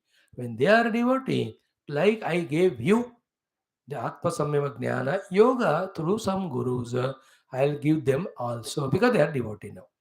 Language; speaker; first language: English; non-native, local second language; Hindi